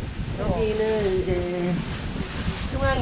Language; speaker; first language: Korean; native; Korean